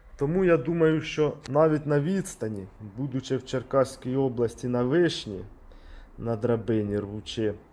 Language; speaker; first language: Ukrainian; non-native, local second language; Russian